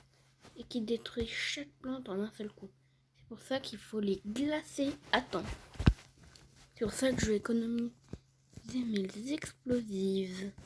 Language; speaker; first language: French; native; French